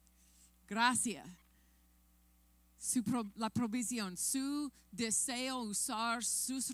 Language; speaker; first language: Spanish; non-native, fluent; English